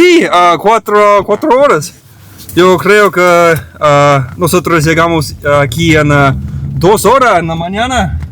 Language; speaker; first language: Spanish; non-native, learner; English